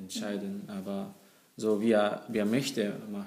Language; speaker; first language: German; non-native, learner; Japanese